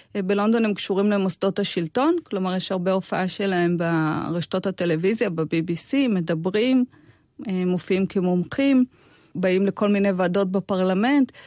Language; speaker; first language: Hebrew; native; Hebrew